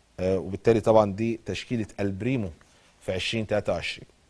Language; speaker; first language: Arabic; native; Arabic